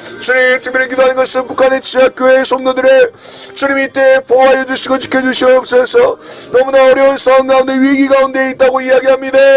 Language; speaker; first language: Korean; native; Korean